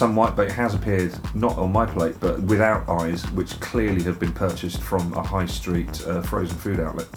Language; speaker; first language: English; native; English